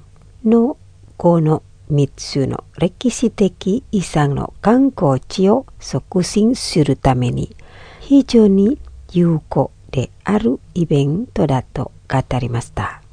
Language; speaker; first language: Japanese; non-native, fluent; Indonesian